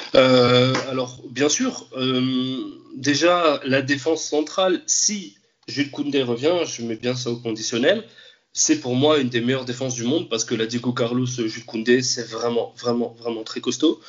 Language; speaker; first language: French; native; French